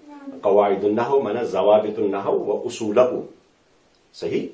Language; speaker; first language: Arabic; non-native, fluent; Urdu